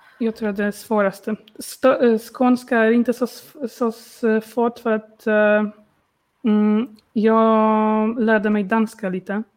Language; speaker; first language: Swedish; non-native, learner; Polish